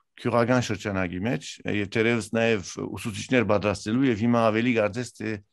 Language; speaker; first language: Armenian; early bilingual, heritage; Armenian